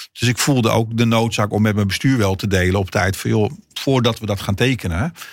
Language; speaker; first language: Dutch; non-native, fluent; Portuguese